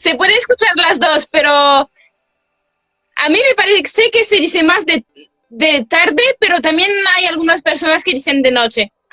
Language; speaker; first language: Spanish; non-native, fluent; French